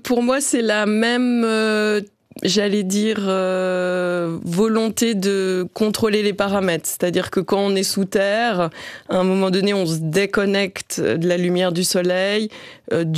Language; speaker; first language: French; native; French